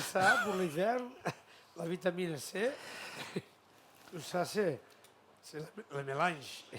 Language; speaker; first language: French; non-native, learner; Catalan